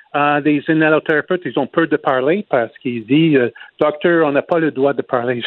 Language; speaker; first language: French; non-native, fluent; Chinese